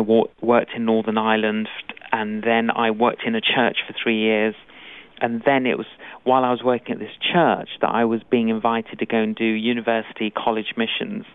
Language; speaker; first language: English; native; English